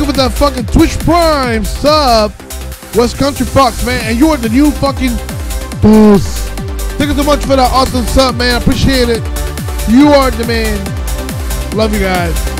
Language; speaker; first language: English; native; English